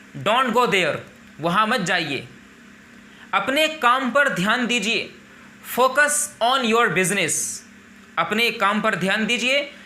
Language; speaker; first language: Urdu; native; Urdu